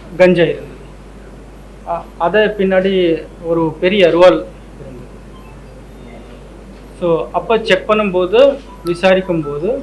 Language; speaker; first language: Tamil; non-native, local second language; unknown